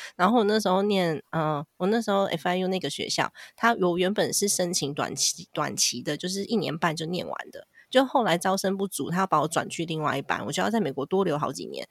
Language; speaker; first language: Chinese; native; Chinese